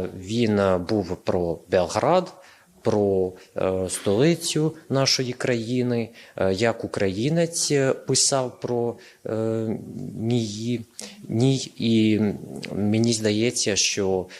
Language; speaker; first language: Ukrainian; non-native, fluent; Serbian